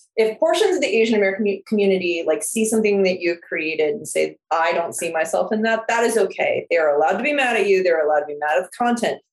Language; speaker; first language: English; non-native, fluent; Korean